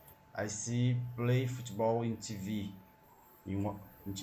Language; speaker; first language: English; non-native, learner; Portuguese